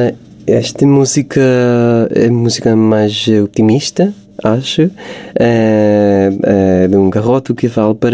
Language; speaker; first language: Portuguese; non-native, fluent; Hebrew